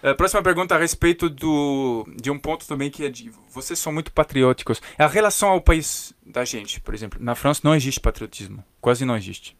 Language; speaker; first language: Portuguese; non-native, fluent; French